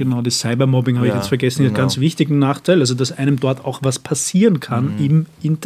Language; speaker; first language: German; native; German